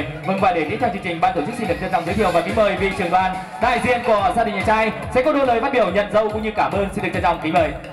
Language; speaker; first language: Vietnamese; native; Vietnamese